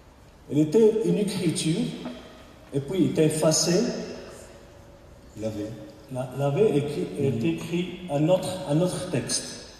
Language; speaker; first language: French; non-native, local second language; Arabic